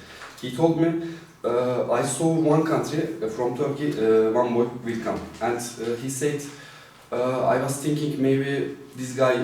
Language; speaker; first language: English; non-native, fluent; Turkish